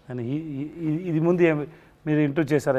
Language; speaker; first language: Telugu; non-native, learner; Tamil